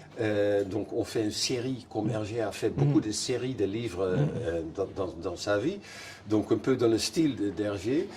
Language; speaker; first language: French; non-native, fluent; Dutch